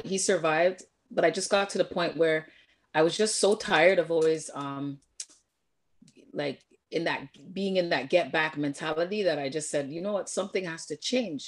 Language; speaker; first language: English; native; English